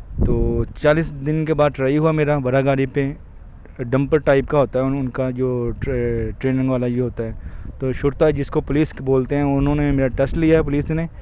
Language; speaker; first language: Urdu; non-native, local second language; Punjabi